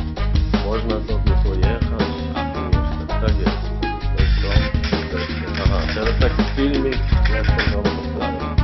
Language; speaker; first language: Polish; non-native, fluent; German